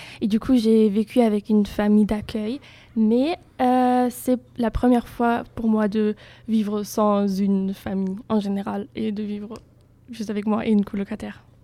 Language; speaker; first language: French; non-native, fluent; German